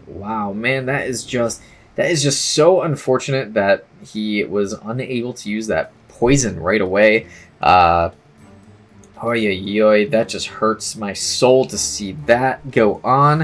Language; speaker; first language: English; native; English